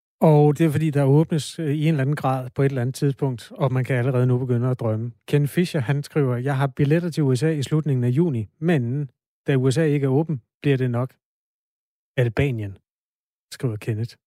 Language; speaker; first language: Danish; native; Danish